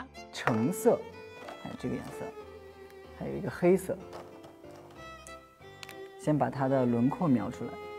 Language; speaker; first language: Chinese; native; Chinese